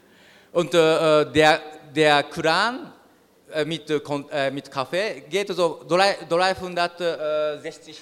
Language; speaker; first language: German; non-native, learner; Japanese